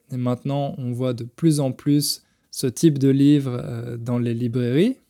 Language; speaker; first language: French; native; French